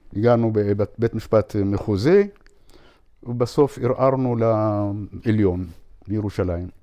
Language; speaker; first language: Hebrew; non-native, local second language; Arabic